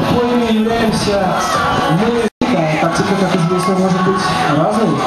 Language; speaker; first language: Russian; native; Russian